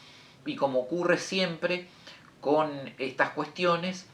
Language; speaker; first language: Spanish; native; Spanish